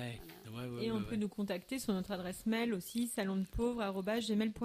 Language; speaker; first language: French; native; French